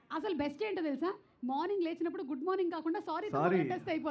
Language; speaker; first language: Telugu; native; Telugu